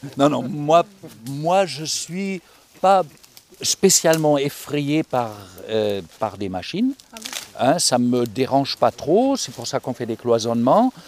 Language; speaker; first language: French; non-native, fluent; German